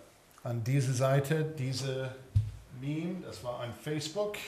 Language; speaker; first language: German; early bilingual, heritage; English